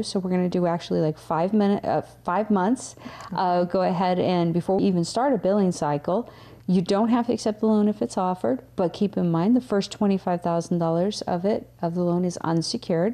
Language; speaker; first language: English; native; English